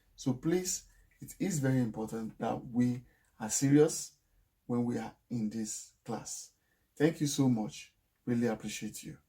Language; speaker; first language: English; non-native, local second language; Yoruba